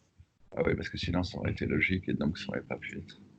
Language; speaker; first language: French; native; French